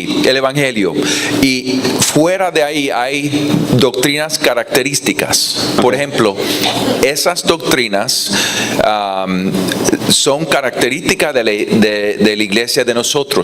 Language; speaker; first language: Spanish; non-native, fluent; English